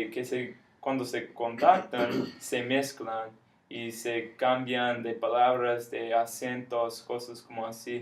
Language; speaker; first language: Spanish; non-native, fluent; English